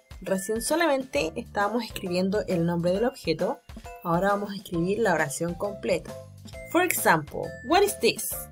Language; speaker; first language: Spanish; native; Spanish